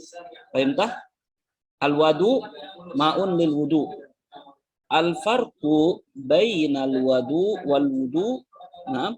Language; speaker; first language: Arabic; non-native, fluent; Indonesian